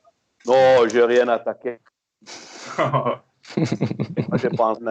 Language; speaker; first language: French; non-native, fluent; Italian